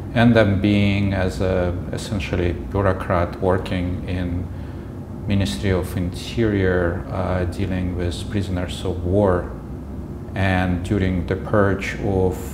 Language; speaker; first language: English; non-native, fluent; Russian